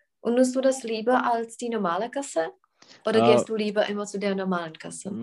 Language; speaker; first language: German; non-native, fluent; Czech